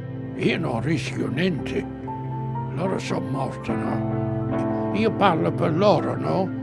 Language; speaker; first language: Italian; non-native, fluent; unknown